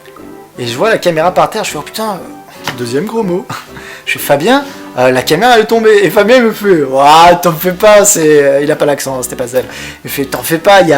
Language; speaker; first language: French; native; French